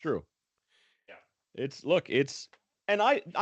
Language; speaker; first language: English; native; English